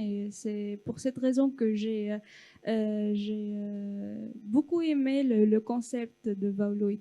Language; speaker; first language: French; non-native, local second language; Arabic